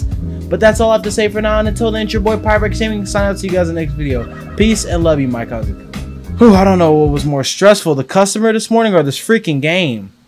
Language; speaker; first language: English; native; English